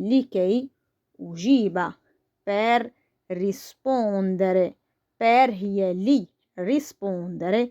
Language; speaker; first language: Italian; non-native, fluent; Arabic